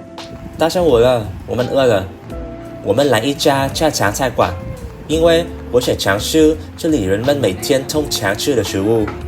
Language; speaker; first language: Chinese; non-native, learner; Vietnamese